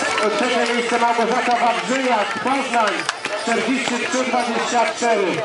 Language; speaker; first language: Polish; native; Polish